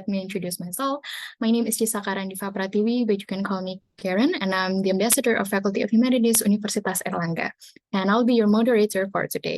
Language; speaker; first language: English; non-native, fluent; Indonesian